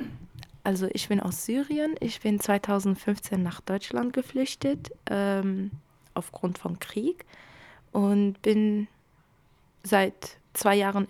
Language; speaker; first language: German; early bilingual, other home language; Kurdish